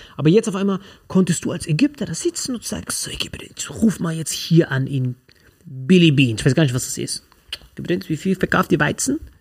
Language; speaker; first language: German; non-native, fluent; Spanish